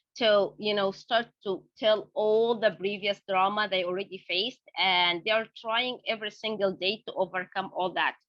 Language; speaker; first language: English; non-native, fluent; Arabic